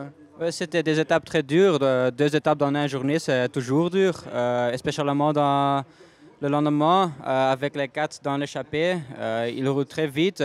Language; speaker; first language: French; non-native, local second language; Dutch